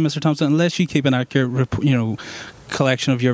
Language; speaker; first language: English; native; English